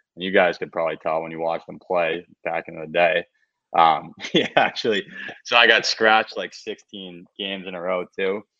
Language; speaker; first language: English; native; English